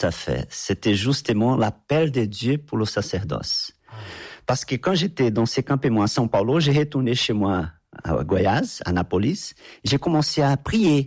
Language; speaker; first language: French; non-native, fluent; Portuguese